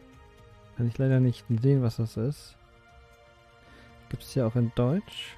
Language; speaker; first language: German; native; German